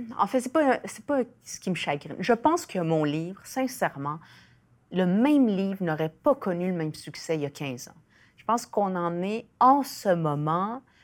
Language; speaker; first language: French; early bilingual, other home language; Spanish